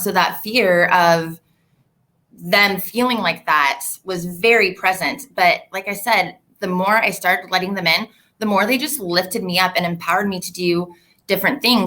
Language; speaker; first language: English; native; English